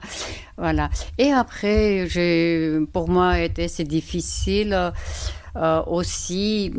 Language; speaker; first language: French; non-native, learner; Georgian